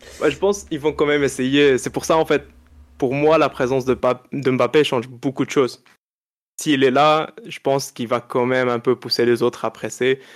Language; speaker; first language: French; non-native, local second language; Arabic